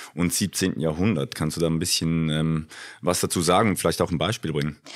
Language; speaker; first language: German; native; German